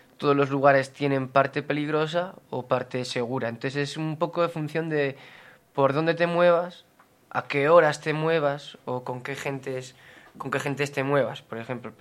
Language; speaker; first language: Spanish; native; Spanish